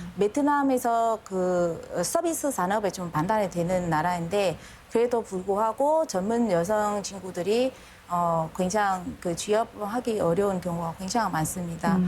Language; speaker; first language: Korean; non-native, fluent; Vietnamese